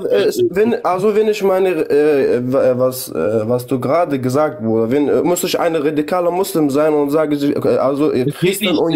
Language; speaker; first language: German; non-native, learner; Kurdish